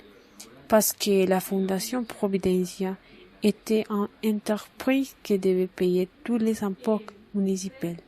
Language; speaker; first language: French; non-native, learner; Spanish